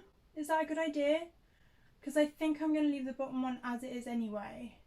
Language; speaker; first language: English; native; English